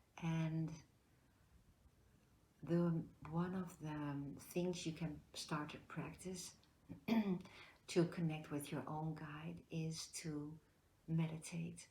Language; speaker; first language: English; non-native, fluent; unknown